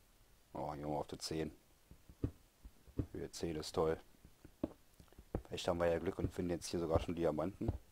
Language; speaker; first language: German; native; German